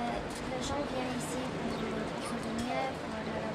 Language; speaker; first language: French; non-native, fluent; English